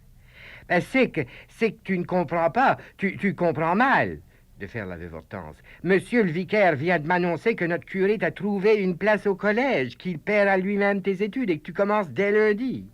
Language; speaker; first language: French; native; French